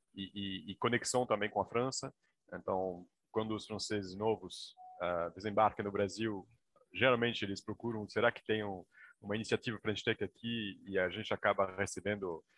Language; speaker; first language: Portuguese; non-native, fluent; French